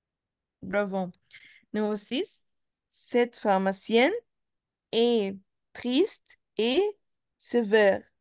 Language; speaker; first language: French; non-native, fluent; Arabic